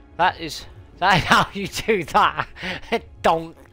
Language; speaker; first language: English; native; English